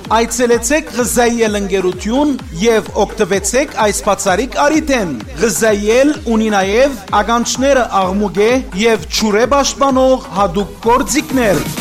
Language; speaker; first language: Armenian; native; Armenian